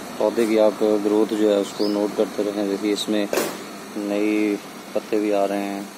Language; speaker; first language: Hindi; native; Hindi